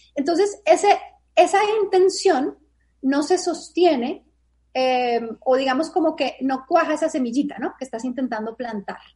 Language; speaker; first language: Spanish; native; Spanish